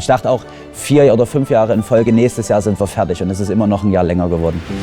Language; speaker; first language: German; native; German